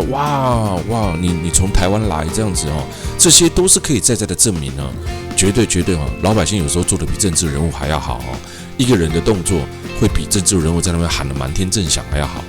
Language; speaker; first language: Chinese; native; Chinese